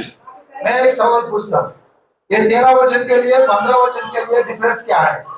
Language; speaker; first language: Hindi; non-native, local second language; Telugu